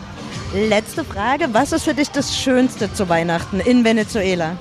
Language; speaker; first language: German; native; German